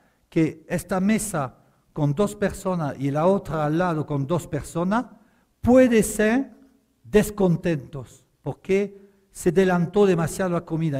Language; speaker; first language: Spanish; non-native, fluent; French